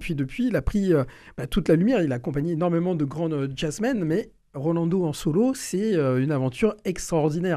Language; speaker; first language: French; native; French